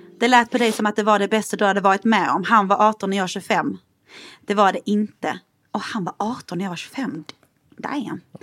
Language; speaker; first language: Swedish; native; Swedish